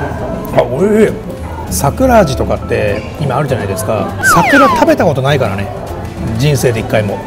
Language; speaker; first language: Japanese; native; Japanese